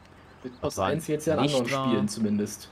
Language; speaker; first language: German; native; German